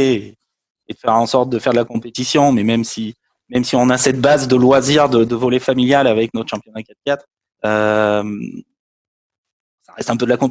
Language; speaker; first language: French; native; French